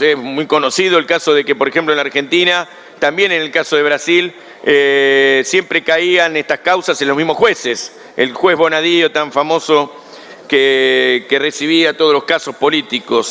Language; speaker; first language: Spanish; native; Spanish